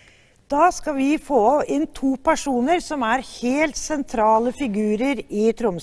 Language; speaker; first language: Norwegian; native; Norwegian